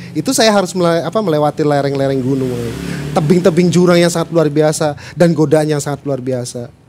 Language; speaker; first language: Indonesian; non-native, local second language; Sundanese